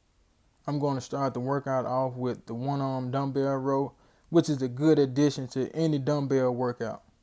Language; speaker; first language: English; native; English